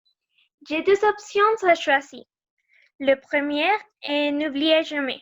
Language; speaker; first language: French; non-native, learner; Spanish